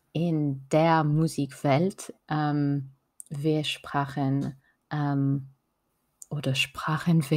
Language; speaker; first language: German; non-native, learner; French